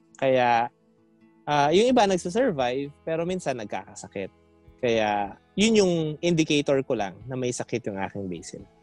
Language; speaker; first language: Filipino; non-native, local second language; Pampanga